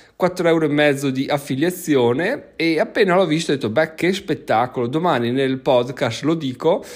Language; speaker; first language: Italian; native; Italian